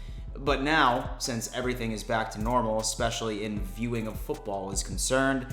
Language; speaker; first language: English; native; English